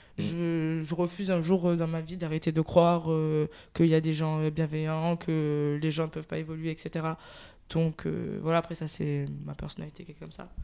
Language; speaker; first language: French; native; French